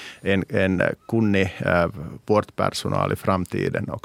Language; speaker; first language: Swedish; non-native, local second language; Finnish